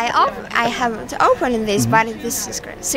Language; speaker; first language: English; non-native, learner; Russian